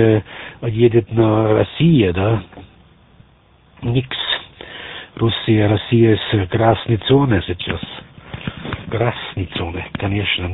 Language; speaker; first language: Russian; non-native, learner; German